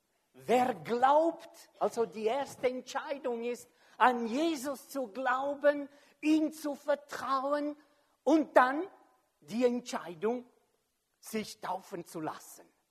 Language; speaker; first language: German; non-native, fluent; French